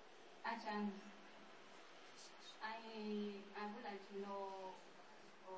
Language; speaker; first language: English; non-native, learner; Vietnamese